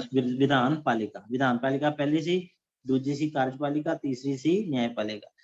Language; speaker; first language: Hindi; non-native, local second language; Punjabi